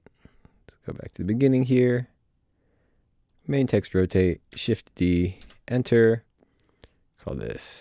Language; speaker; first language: English; native; English